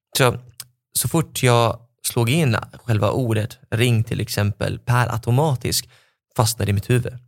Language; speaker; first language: Swedish; non-native, fluent; Arabic